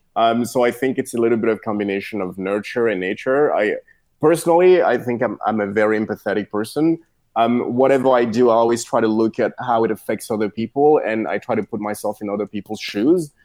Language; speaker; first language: English; non-native, local second language; French